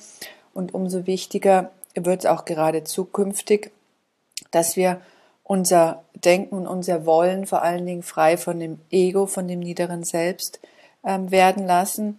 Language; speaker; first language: German; native; German